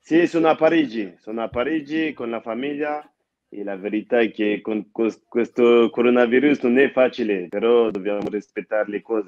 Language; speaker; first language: Italian; non-native, fluent; French